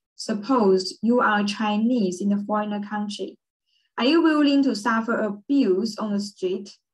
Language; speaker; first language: English; early bilingual, other home language; Chinese